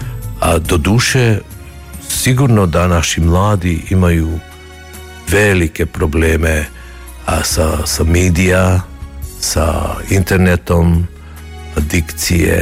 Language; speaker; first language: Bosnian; early bilingual, heritage; Croatian